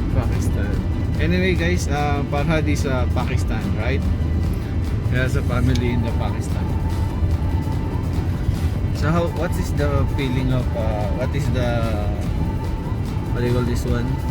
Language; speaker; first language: English; non-native, local second language; Filipino